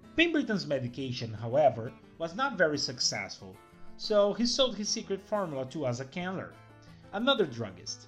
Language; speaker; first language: English; non-native, fluent; Portuguese